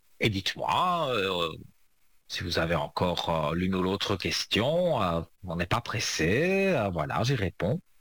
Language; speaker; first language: French; native; French